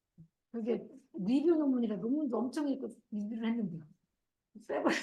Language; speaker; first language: Korean; native; Korean